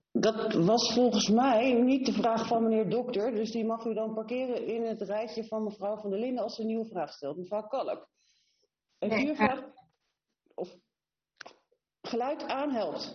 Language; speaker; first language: Dutch; native; Dutch